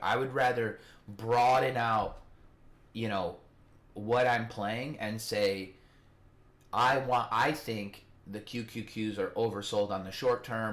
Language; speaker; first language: English; native; English